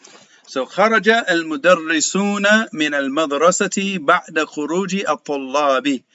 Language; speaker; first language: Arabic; non-native, fluent; English